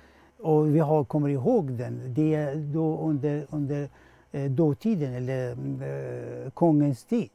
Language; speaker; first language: Swedish; non-native, fluent; Persian